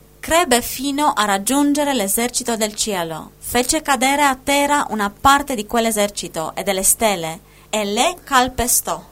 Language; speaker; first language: Italian; non-native, fluent; Spanish